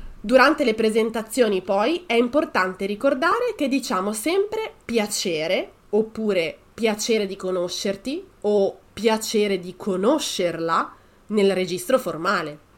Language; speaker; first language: Italian; native; Italian